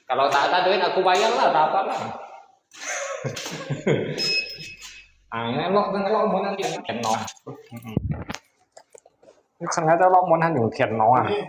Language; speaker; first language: Indonesian; non-native, learner; Vietnamese